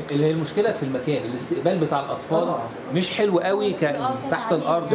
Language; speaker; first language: Arabic; native; Arabic